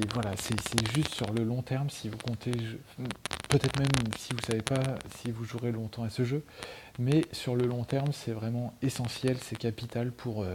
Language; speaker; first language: French; native; French